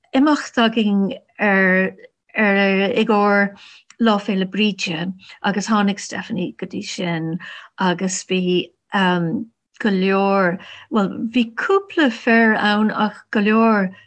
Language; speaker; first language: Irish; non-native, learner; English